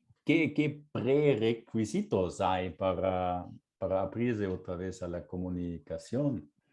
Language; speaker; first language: Spanish; non-native, fluent; German